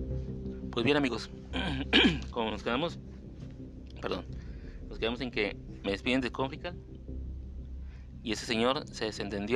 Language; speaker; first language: Spanish; native; Spanish